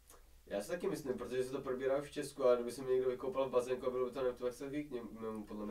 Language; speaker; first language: Czech; native; Czech